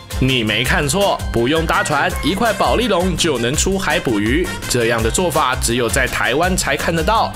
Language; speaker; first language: Chinese; native; Chinese